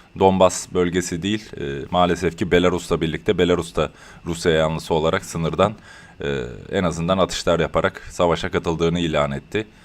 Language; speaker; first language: Turkish; native; Turkish